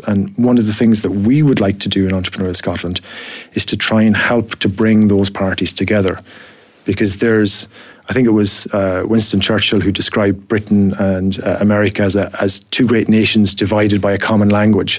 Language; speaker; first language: English; native; English